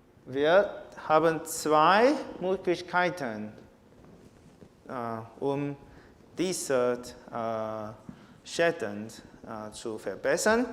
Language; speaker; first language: German; non-native, fluent; Chinese